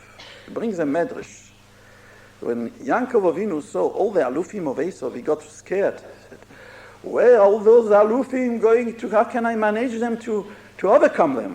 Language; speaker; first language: English; non-native, fluent; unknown